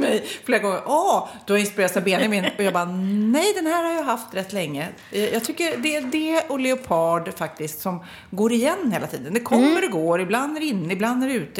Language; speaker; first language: Swedish; native; Swedish